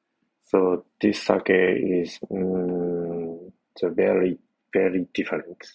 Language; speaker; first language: English; non-native, learner; Japanese